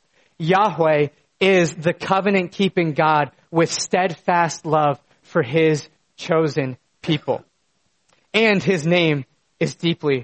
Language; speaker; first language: English; native; English